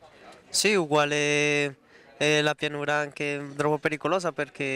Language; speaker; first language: Italian; non-native, learner; Spanish